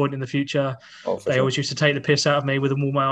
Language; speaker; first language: English; native; English